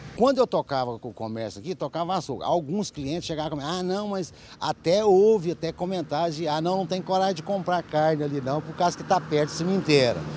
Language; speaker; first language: Portuguese; native; Portuguese